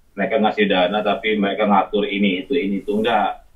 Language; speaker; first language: Indonesian; native; Indonesian